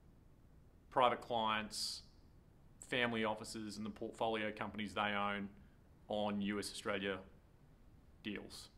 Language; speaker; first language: English; native; English